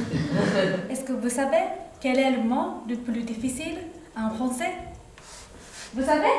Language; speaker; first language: French; non-native, learner; Japanese